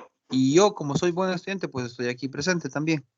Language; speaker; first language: Spanish; native; Spanish